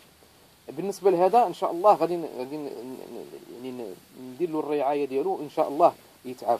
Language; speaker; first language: Arabic; native; Arabic